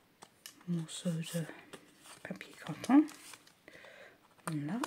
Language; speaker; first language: French; non-native, learner; English